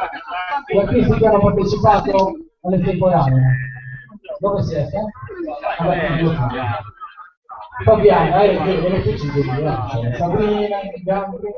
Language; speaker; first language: Italian; native; Italian